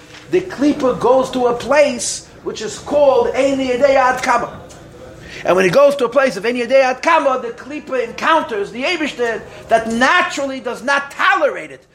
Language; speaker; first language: English; native; English